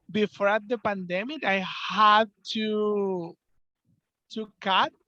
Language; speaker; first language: English; non-native, learner; Spanish